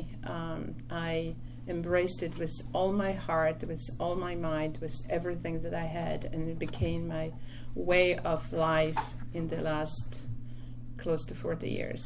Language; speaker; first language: English; non-native, fluent; Polish